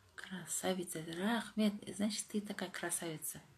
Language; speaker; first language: Russian; non-native, local second language; Kazakh